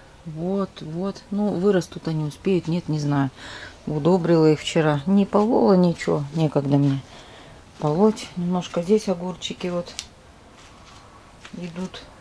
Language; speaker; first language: Russian; native; Russian